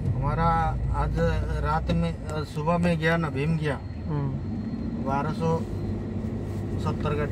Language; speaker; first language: Hindi; non-native, learner; Nepali